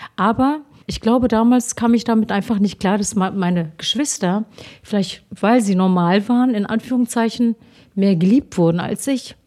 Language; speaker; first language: German; early bilingual, other home language; Turkish